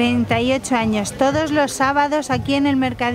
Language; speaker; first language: Spanish; native; Spanish